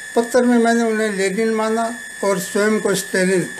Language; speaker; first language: Hindi; native; Hindi